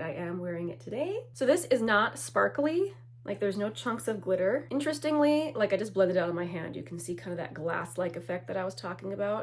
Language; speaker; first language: English; native; English